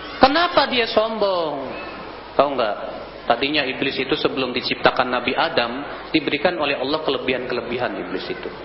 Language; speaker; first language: Indonesian; native; Indonesian